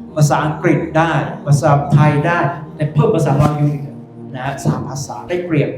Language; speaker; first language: Thai; non-native, local second language; Pattani Malay